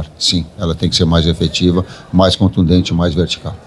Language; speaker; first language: Portuguese; native; Portuguese